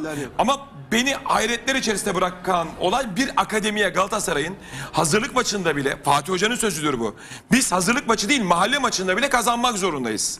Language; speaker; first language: Turkish; native; Turkish